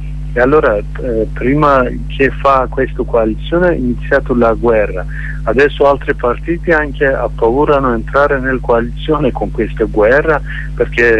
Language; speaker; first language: Italian; non-native, learner; Kurdish